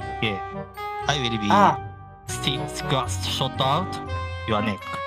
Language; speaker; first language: English; non-native, learner; Japanese